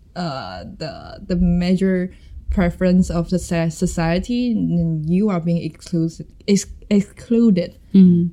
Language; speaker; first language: English; non-native, fluent; Chinese